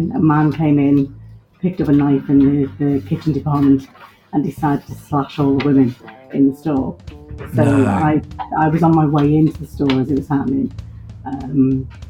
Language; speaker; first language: English; native; English